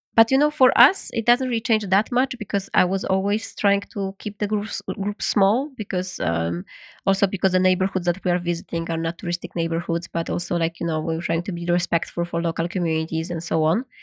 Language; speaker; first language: English; non-native, fluent; Polish